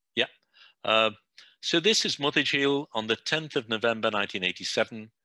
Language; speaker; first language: English; non-native, local second language; Bangla